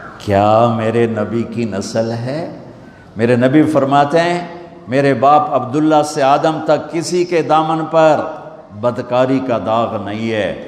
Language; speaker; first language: Urdu; non-native, local second language; Saraiki